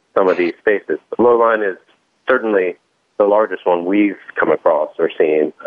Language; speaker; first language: English; native; English